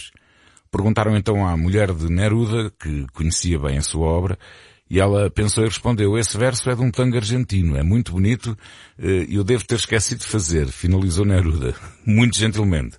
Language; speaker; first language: Portuguese; native; Portuguese